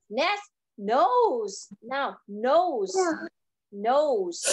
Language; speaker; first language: English; non-native, learner; Vietnamese